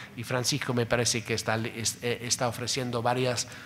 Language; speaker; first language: Spanish; non-native, fluent; English